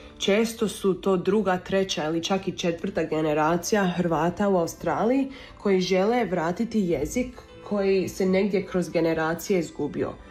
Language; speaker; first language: Croatian; early bilingual, heritage; Croatian